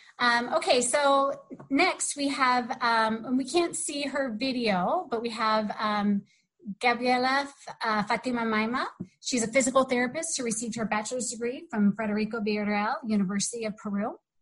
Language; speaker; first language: English; native; English